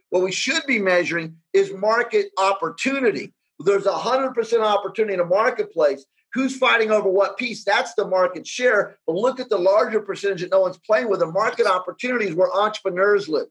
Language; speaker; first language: English; native; English